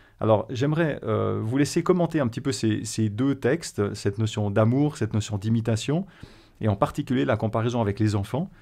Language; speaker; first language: French; native; French